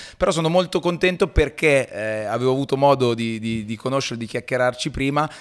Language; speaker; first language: Italian; native; Italian